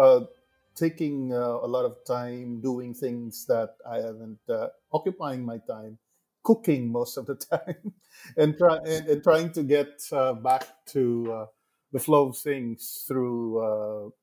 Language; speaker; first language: English; non-native, local second language; Hiligaynon